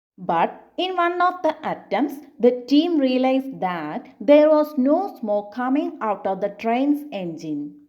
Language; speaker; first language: English; non-native, local second language; Malayalam